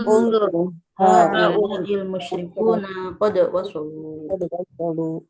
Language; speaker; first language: Arabic; non-native, learner; Indonesian